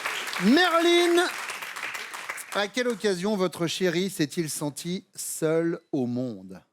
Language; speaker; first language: French; native; French